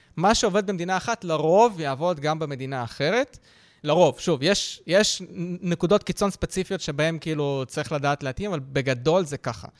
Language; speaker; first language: Hebrew; early bilingual, other home language; Russian